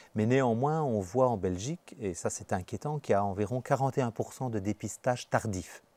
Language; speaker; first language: French; native; French